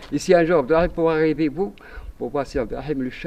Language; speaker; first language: French; non-native, learner; Arabic